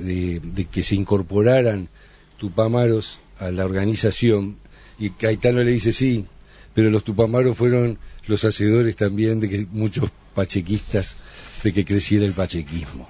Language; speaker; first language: Spanish; native; Spanish